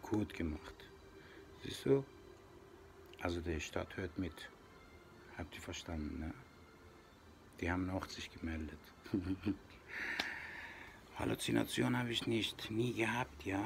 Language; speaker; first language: German; non-native, local second language; Persian